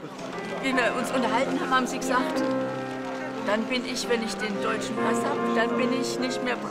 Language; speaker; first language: German; native; German